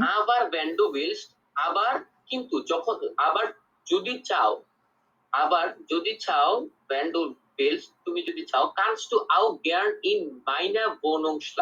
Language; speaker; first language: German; non-native, learner; Bangla